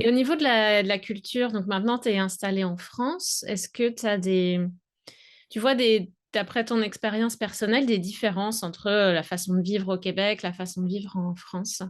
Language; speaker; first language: French; native; French